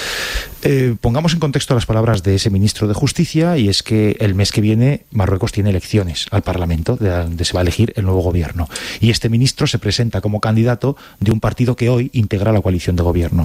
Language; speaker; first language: Spanish; native; Spanish